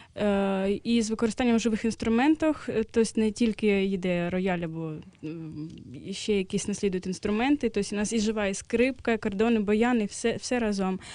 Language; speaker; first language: Ukrainian; non-native, local second language; Russian